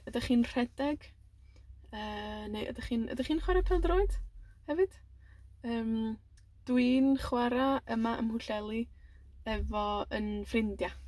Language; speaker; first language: Welsh; native; Welsh